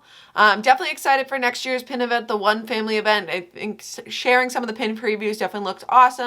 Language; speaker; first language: English; native; English